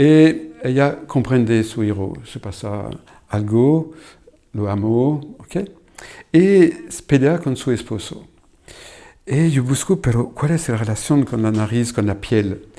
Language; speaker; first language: Spanish; non-native, fluent; French